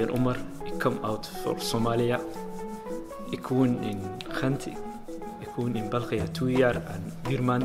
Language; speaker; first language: Dutch; non-native, learner; Somali